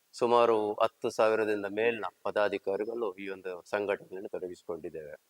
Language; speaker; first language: Kannada; native; Kannada